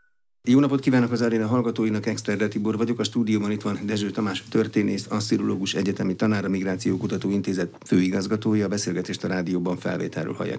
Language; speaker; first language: Hungarian; native; Hungarian